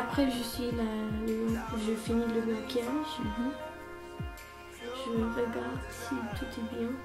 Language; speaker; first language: French; non-native, learner; Romanian